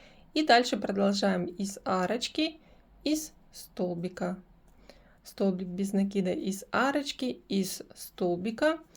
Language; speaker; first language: Russian; native; Russian